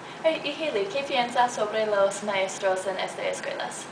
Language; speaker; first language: Spanish; non-native, learner; English